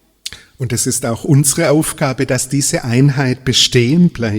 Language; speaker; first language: German; native; German